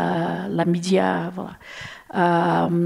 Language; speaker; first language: French; non-native, learner; Portuguese